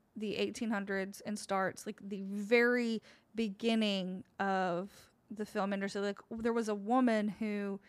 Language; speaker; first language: English; native; English